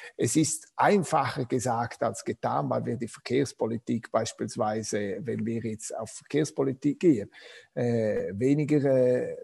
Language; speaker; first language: German; non-native, local second language; Romansh